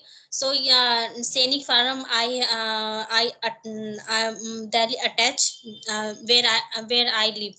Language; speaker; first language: English; non-native, learner; Hindi